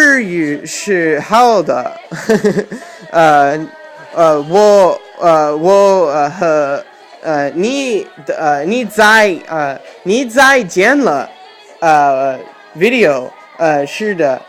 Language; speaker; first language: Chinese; non-native, learner; English